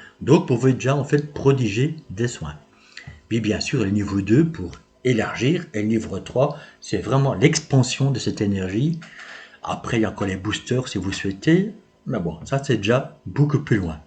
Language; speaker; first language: French; native; French